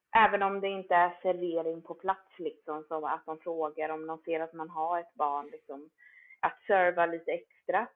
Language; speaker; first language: Swedish; native; Swedish